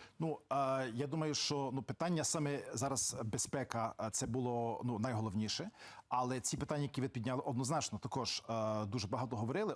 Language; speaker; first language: Ukrainian; early bilingual, heritage; Ukrainian